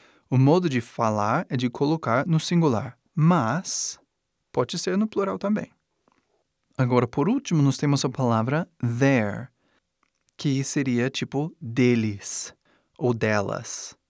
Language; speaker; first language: Portuguese; non-native, fluent; English